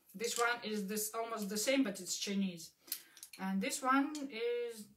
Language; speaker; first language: English; non-native, fluent; Russian